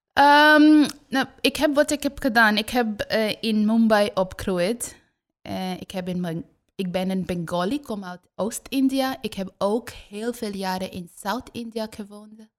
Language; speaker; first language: Dutch; non-native, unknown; Bangla